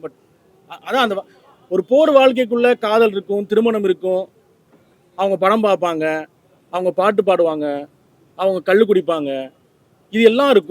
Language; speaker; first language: Tamil; native; Tamil